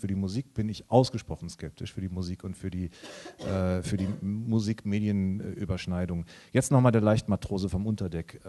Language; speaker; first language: German; native; German